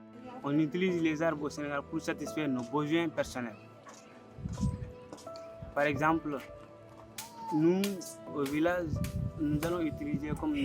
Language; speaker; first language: French; non-native, learner; Mandingo